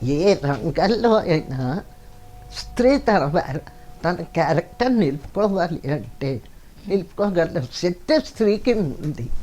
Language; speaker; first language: Telugu; non-native, local second language; Kannada